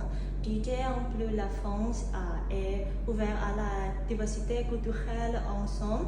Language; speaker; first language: French; non-native, learner; Thai